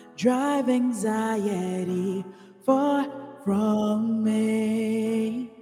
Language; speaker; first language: English; native; English